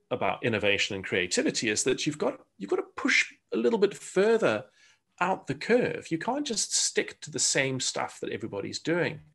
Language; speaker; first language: English; native; English